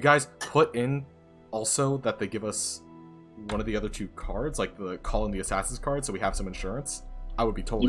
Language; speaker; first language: English; native; English